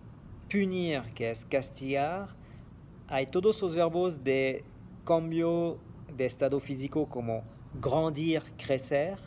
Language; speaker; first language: Spanish; non-native, fluent; French